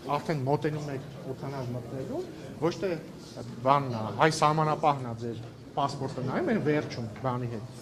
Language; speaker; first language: Armenian; native; Armenian